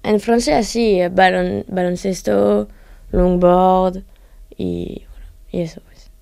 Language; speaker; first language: Spanish; non-native, learner; French